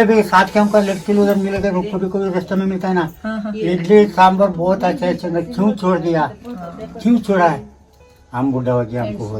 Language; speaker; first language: Hindi; non-native, local second language; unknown